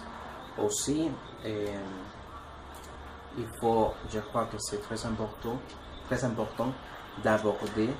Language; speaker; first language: French; non-native, learner; Spanish